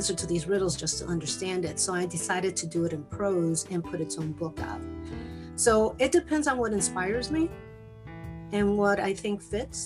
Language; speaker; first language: English; early bilingual, other home language; Spanish